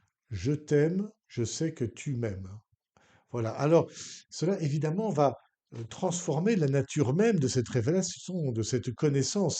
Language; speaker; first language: French; native; French